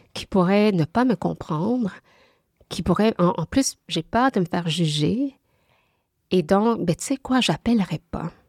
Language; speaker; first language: French; early bilingual, other home language; Vietnamese